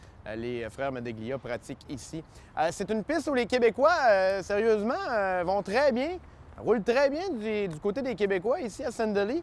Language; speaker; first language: French; native; French